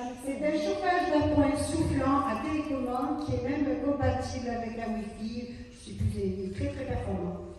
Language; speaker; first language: French; native; French